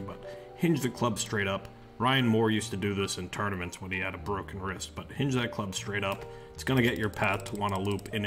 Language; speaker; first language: English; native; English